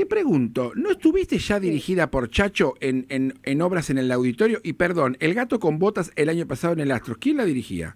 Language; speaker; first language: Spanish; native; Spanish